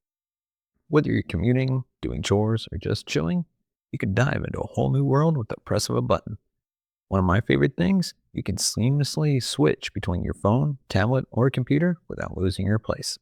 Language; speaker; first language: English; native; English